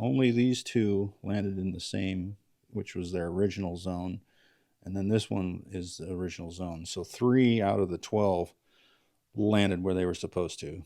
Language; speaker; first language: English; native; English